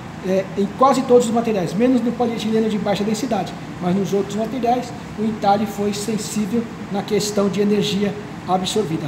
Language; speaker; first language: Portuguese; native; Portuguese